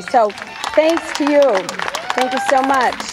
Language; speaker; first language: English; native; English